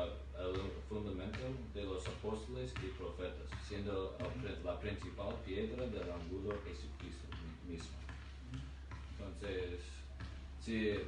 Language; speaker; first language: Spanish; non-native, learner; English